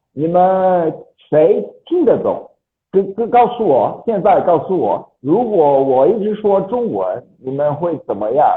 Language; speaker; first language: Chinese; non-native, fluent; Portuguese